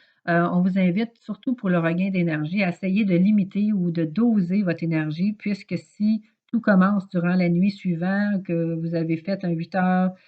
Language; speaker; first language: French; native; French